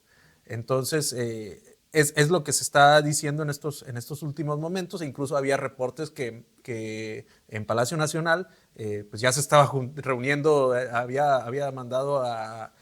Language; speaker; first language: Spanish; native; Spanish